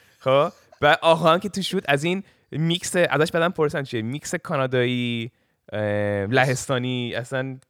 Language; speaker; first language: Persian; early bilingual, heritage; Persian